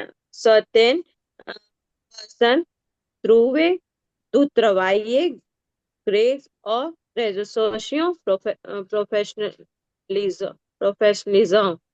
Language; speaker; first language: French; non-native, learner; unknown